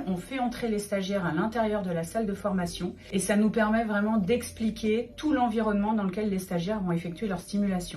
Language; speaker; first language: French; native; French